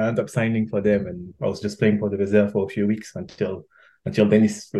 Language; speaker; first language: English; non-native, fluent; French